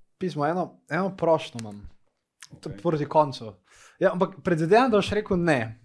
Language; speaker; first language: Slovenian; native; Slovenian